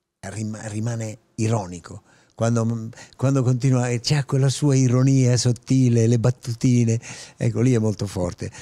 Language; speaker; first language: Italian; native; Italian